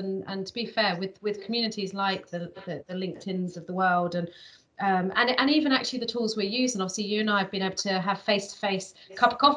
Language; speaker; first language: English; native; English